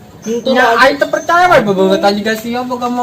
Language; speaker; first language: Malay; non-native, local second language; Sundanese